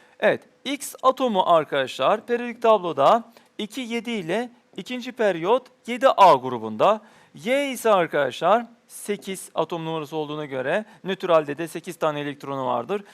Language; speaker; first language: Turkish; native; Turkish